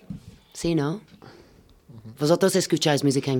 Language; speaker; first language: Spanish; non-native, fluent; English